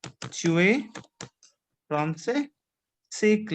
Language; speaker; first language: French; non-native, fluent; Hindi